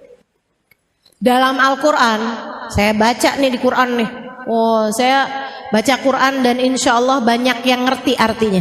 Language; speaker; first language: Indonesian; native; Indonesian